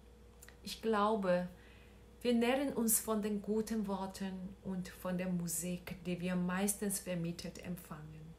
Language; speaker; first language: German; non-native, learner; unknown